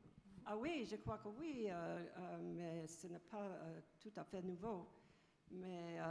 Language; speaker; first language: French; non-native, fluent; English